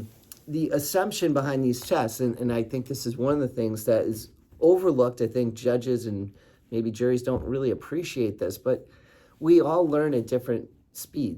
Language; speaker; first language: English; native; English